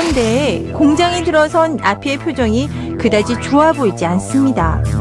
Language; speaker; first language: Korean; native; Korean